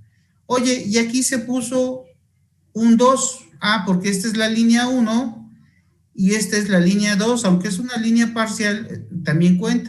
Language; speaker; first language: Spanish; native; Spanish